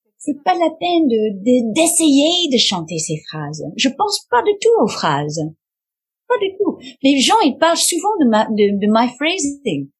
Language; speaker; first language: French; non-native, fluent; English